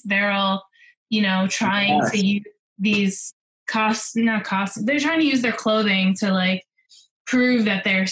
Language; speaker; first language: English; native; English